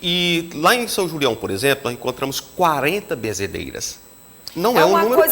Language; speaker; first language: Portuguese; native; Portuguese